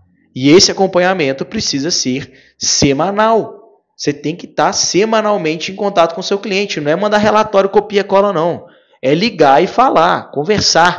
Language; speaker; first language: Portuguese; native; Portuguese